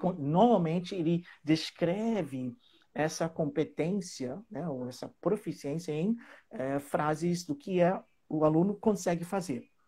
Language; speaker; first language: Portuguese; non-native, fluent; English